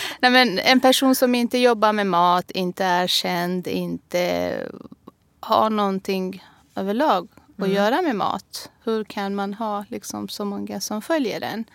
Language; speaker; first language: Swedish; non-native, fluent; Persian